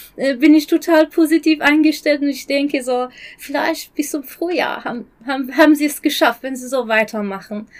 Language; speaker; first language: German; non-native, fluent; Persian